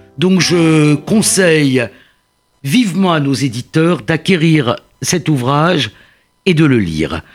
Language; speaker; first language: French; native; French